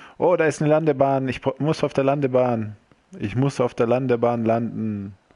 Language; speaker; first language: German; early bilingual, other home language; Croatian